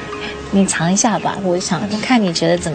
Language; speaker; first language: Chinese; non-native, fluent; English